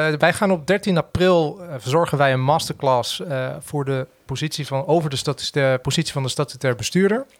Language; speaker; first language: Dutch; native; Dutch